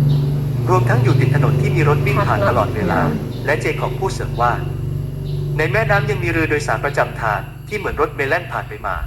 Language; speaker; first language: Thai; native; Thai